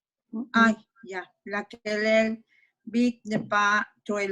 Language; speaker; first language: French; non-native, learner; Spanish